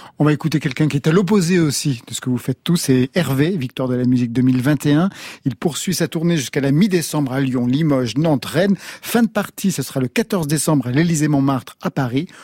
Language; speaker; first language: French; native; French